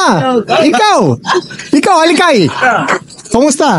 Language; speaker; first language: Filipino; non-native, learner; English